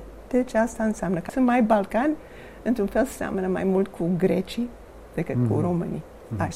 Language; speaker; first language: Romanian; non-native, fluent; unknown